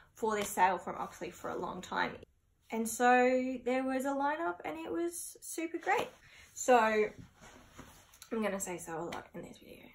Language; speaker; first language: English; native; English